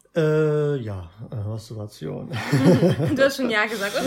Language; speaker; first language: German; non-native, fluent; Arabic